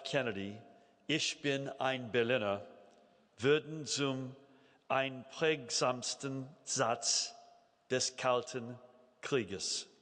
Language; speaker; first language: German; non-native, fluent; English